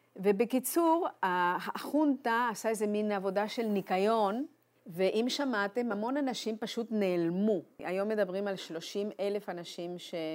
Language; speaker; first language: Hebrew; non-native, fluent; Spanish